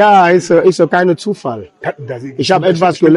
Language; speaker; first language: German; non-native, fluent; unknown